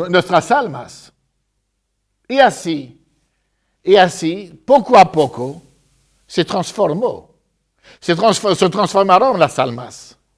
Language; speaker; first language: Spanish; non-native, fluent; French